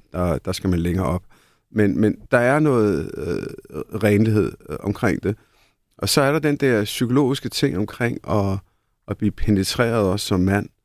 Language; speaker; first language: Danish; early bilingual, other home language; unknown